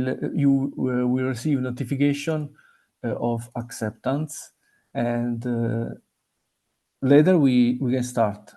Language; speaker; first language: English; non-native, fluent; Italian